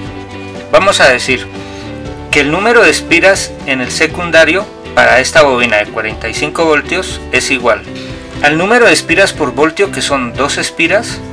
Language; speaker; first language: Spanish; native; Spanish